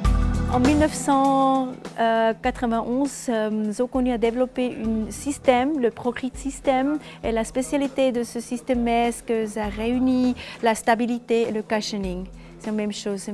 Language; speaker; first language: French; non-native, fluent; German